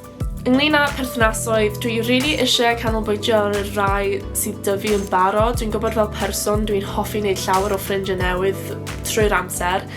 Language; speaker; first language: Welsh; non-native, local second language; English